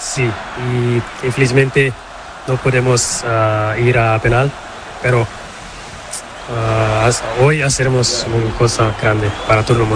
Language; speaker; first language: Spanish; non-native, learner; Portuguese